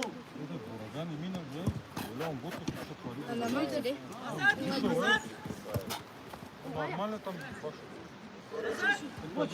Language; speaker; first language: Russian; non-native, local second language; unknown